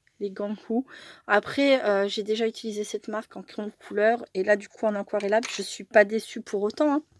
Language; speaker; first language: French; native; French